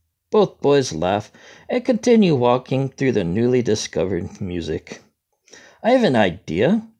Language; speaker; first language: English; native; English